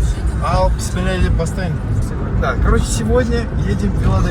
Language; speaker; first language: Russian; non-native, local second language; Kazakh